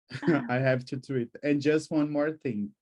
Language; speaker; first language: English; non-native, fluent; Portuguese